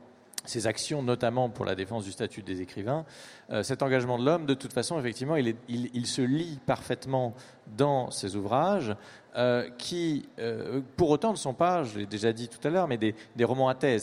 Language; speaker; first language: French; native; French